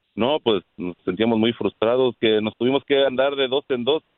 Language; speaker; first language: Spanish; native; Spanish